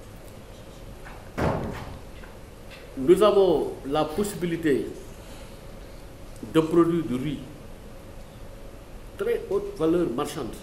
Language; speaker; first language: French; non-native, local second language; Wolof